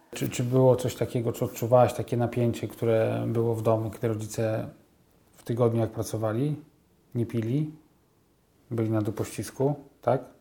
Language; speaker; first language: Polish; native; Polish